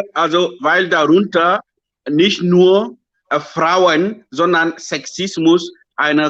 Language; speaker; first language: German; non-native, fluent; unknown